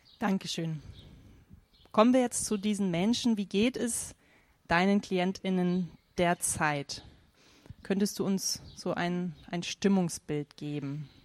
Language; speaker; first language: German; native; German